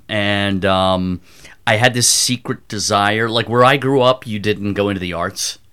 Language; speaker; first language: English; native; English